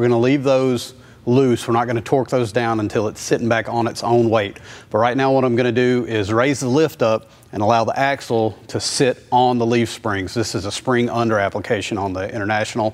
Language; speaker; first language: English; native; English